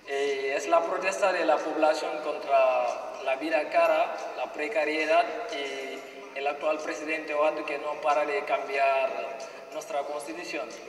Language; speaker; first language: Spanish; non-native, fluent; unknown